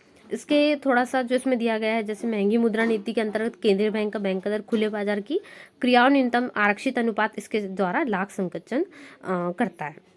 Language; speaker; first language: Hindi; native; Hindi